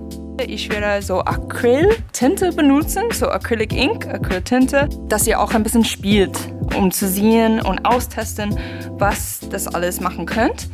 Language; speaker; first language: German; non-native, fluent; English